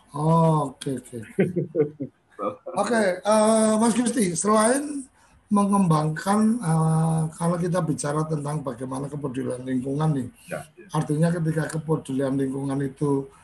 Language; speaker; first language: Malay; native; Malay